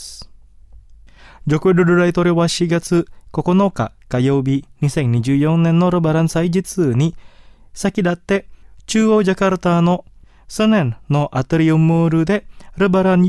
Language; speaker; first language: Japanese; non-native, fluent; Indonesian